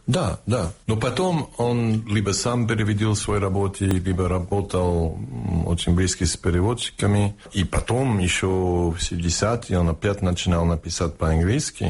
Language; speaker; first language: Russian; early bilingual, heritage; Russian